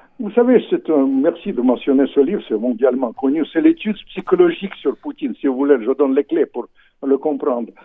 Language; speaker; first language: French; non-native, fluent; Russian